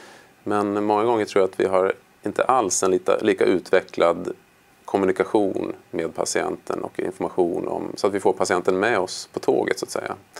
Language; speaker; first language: Swedish; native; Swedish